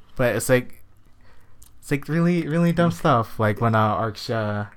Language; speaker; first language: English; early bilingual, other home language; Filipino